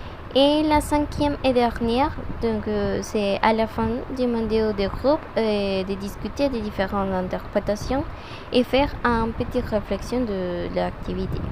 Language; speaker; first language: French; non-native, learner; Spanish